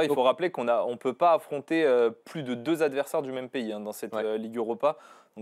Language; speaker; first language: French; native; French